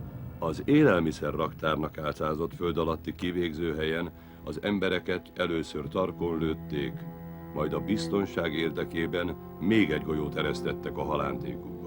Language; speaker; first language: Hungarian; native; Hungarian